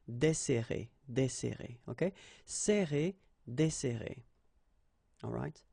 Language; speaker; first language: French; native; French